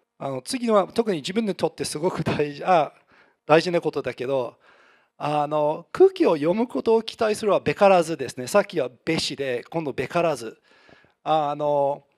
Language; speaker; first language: Japanese; non-native, fluent; English